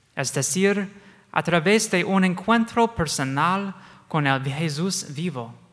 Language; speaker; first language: Spanish; non-native, fluent; English